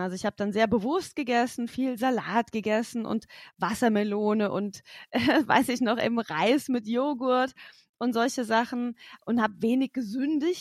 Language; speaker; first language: German; native; German